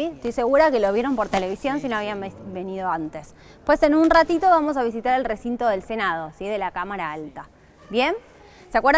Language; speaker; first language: Spanish; native; Spanish